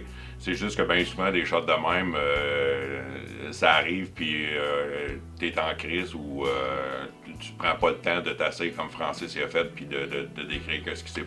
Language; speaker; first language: French; native; French